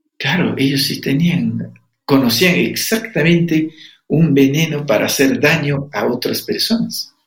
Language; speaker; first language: Spanish; non-native, local second language; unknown